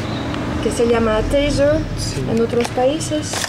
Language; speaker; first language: Spanish; non-native, fluent; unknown